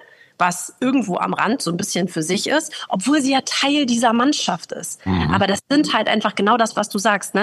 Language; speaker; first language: German; native; German